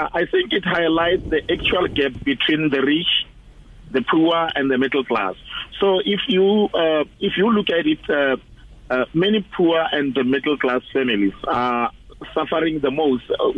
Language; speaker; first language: English; non-native, local second language; Northern Sotho